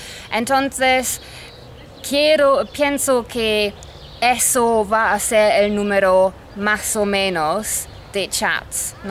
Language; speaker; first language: Spanish; non-native, fluent; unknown